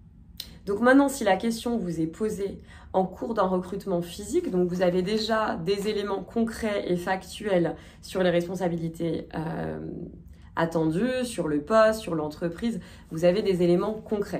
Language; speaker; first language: French; native; French